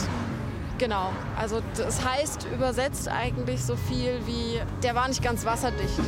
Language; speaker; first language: German; native; German